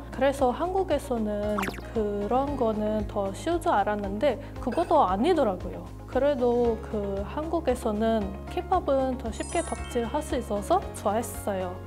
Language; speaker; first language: Korean; non-native, fluent; Indonesian